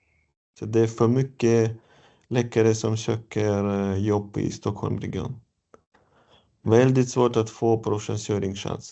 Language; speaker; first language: Swedish; non-native, fluent; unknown